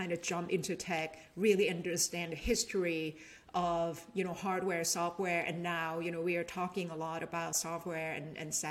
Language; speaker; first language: English; non-native, fluent; Thai